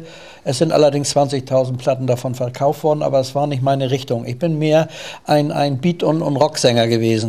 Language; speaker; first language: German; native; German